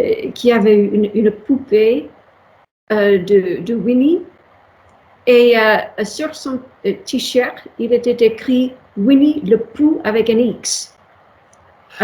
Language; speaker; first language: French; non-native, fluent; English